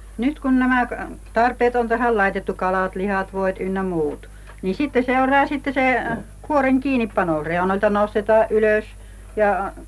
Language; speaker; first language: Finnish; native; Finnish